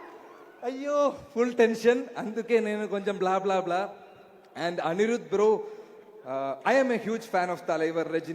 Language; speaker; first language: Telugu; non-native, learner; Malayalam